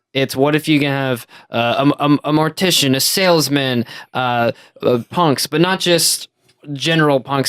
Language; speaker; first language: English; native; English